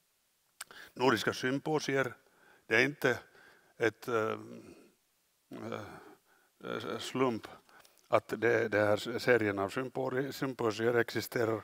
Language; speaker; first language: Swedish; non-native, local second language; Finnish